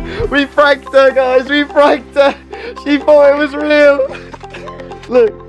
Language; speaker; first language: English; early bilingual, other home language; Portuguese